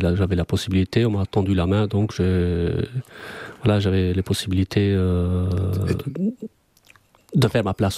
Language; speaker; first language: French; non-native, fluent; Albanian